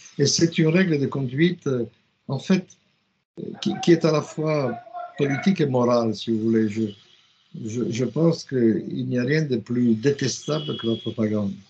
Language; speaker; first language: French; non-native, fluent; Romanian